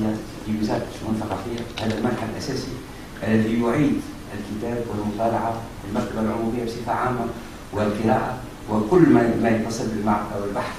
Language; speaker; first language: Arabic; native; Arabic